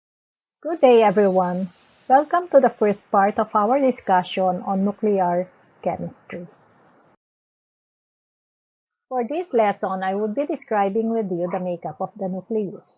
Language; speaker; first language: English; non-native, local second language; Filipino